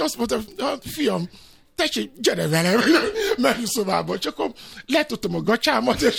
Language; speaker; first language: Hungarian; non-native, fluent; Yoruba